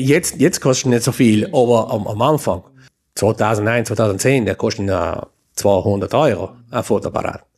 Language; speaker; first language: German; non-native, learner; Italian